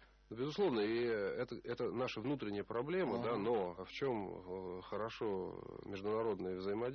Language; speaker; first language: Russian; native; Russian